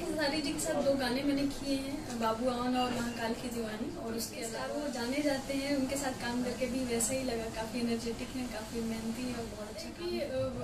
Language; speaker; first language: Hindi; non-native, local second language; Bhojpuri